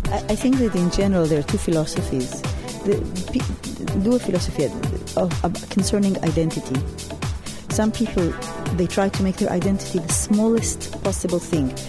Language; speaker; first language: English; early bilingual, other home language; Hebrew